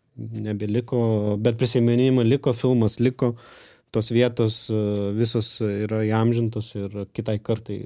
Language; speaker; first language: Lithuanian; non-native, local second language; Russian